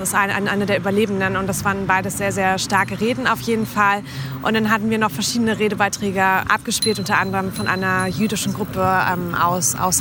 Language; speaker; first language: German; native; German